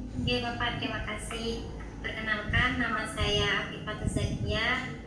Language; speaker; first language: Indonesian; non-native, local second language; Madurese